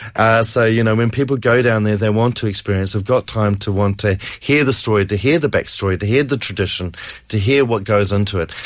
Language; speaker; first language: English; native; English